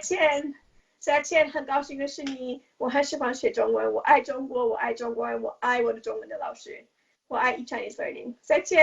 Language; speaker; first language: Chinese; non-native, learner; English